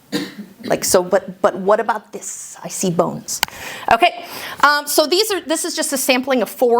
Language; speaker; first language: English; native; English